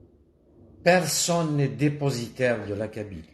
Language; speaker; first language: French; non-native, local second language; Kabyle